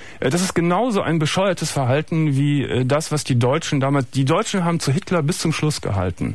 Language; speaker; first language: German; native; German